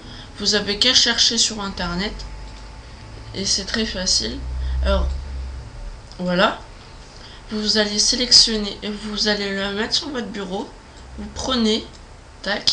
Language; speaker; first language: French; native; French